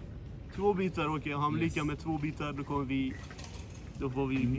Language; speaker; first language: Swedish; early bilingual, other home language; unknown